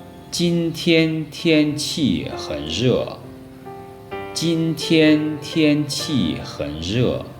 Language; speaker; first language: Chinese; non-native, fluent; Lao